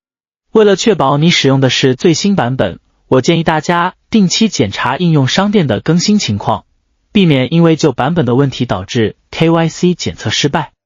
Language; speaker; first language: Chinese; native; Chinese